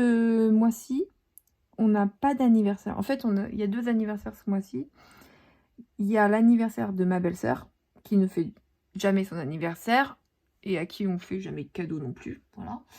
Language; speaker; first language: French; native; French